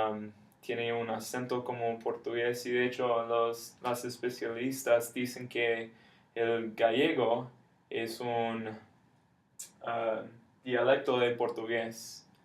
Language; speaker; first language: Spanish; non-native, fluent; English